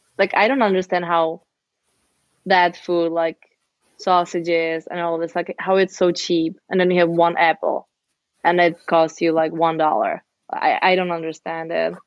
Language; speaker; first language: English; non-native, fluent; Czech